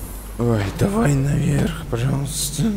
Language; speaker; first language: Russian; native; Russian